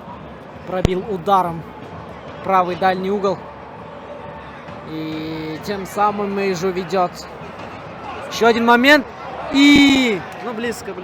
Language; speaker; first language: Russian; native; Russian